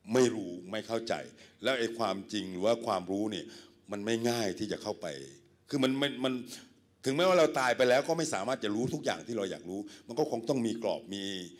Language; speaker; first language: Thai; native; Thai